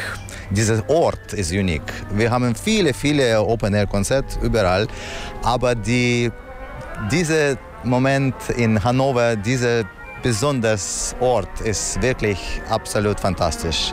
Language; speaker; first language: German; non-native, fluent; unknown